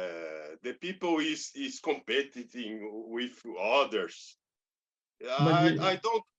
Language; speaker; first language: English; non-native, learner; Portuguese